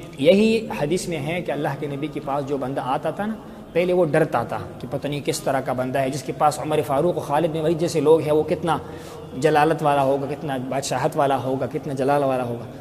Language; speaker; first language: Urdu; non-native, local second language; Pashto